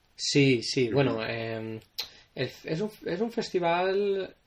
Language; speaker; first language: Spanish; native; Spanish